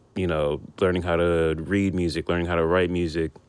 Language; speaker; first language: English; native; English